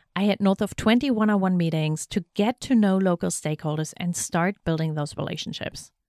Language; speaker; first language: English; non-native, fluent; German